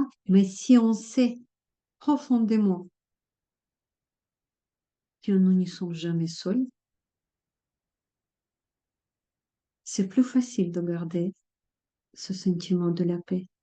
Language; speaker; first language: French; non-native, fluent; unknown